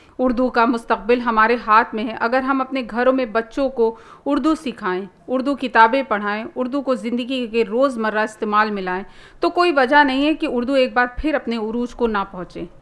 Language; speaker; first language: Urdu; native; Urdu